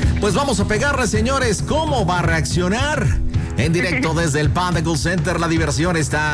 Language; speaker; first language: Spanish; native; Spanish